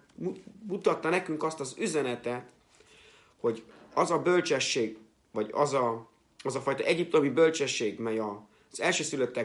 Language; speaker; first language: Hungarian; native; Hungarian